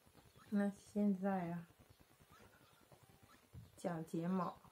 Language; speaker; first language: Chinese; non-native, fluent; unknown